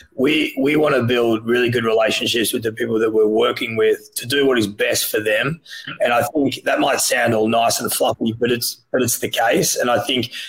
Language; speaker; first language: English; native; English